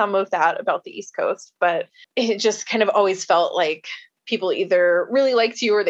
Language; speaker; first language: English; native; English